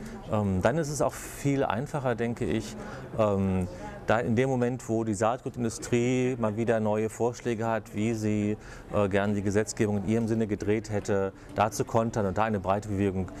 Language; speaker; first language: German; native; German